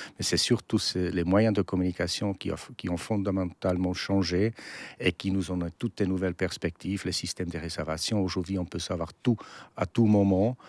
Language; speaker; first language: French; non-native, local second language; German